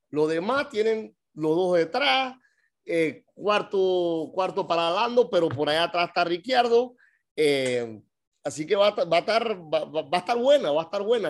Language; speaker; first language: Spanish; native; Spanish